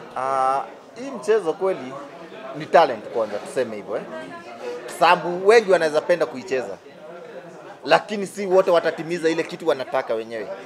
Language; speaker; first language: Swahili; non-native, local second language; Kikuyu